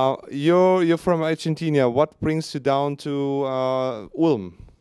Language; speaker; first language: English; non-native, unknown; German